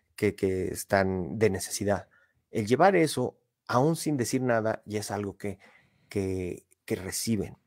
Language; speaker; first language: Spanish; native; Spanish